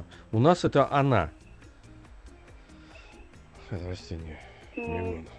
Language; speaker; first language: Russian; native; Russian